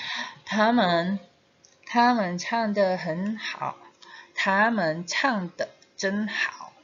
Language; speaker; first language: Chinese; non-native, fluent; Indonesian